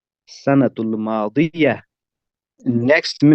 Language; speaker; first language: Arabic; non-native, learner; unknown